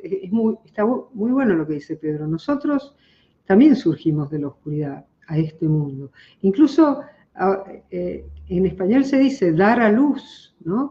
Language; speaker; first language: Spanish; native; Spanish